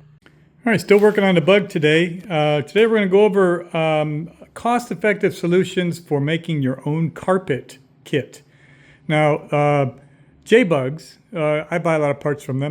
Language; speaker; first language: English; native; English